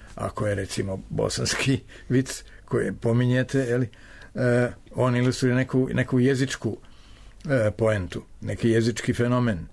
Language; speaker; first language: Serbian; native; Serbian